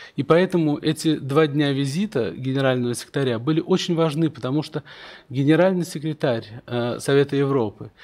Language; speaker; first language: Russian; native; Russian